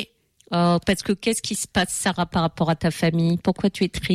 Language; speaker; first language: French; native; French